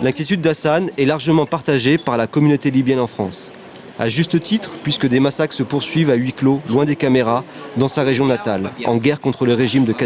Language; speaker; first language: French; native; French